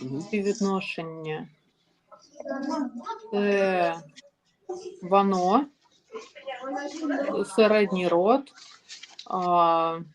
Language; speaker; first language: Ukrainian; non-native, learner; Russian